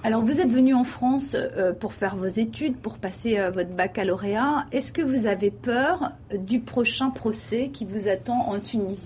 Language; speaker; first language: French; native; French